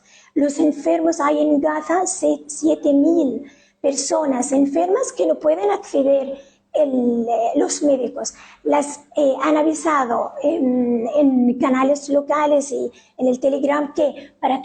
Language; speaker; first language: Spanish; non-native, fluent; Arabic